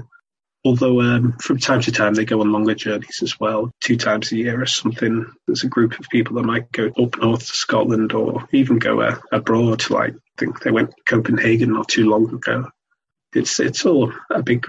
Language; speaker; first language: English; native; English